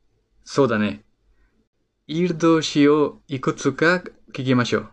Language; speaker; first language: Japanese; non-native, fluent; Spanish